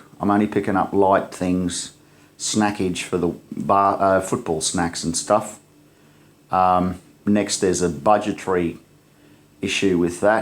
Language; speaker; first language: English; native; English